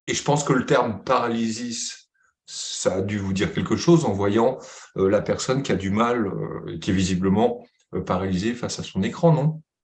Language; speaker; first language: French; native; French